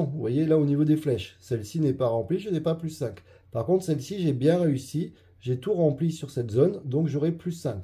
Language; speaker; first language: French; native; French